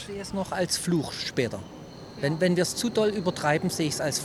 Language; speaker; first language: German; native; German